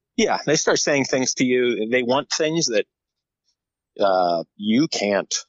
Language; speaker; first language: English; native; English